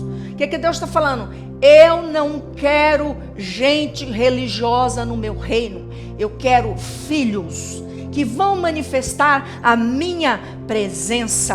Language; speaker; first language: Portuguese; native; Portuguese